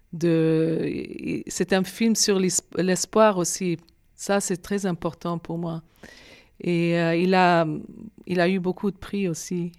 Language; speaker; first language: French; non-native, fluent; Arabic